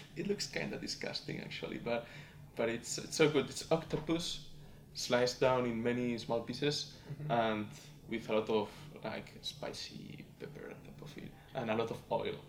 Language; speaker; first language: English; non-native, fluent; Spanish